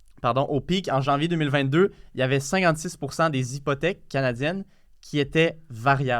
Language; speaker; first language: French; native; French